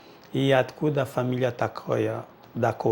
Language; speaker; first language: Russian; non-native, fluent; Portuguese